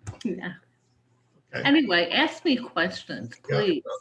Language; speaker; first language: English; native; English